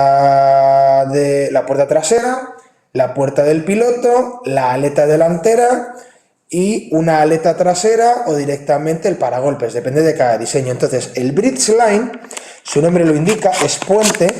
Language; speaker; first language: Spanish; native; Spanish